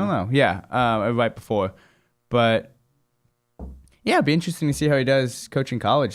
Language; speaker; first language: English; native; English